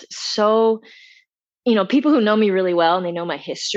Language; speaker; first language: English; native; English